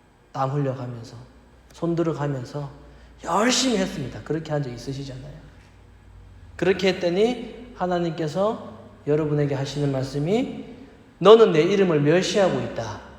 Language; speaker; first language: Korean; native; Korean